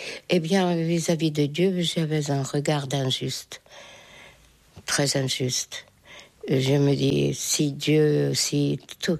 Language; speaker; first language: French; non-native, fluent; Hungarian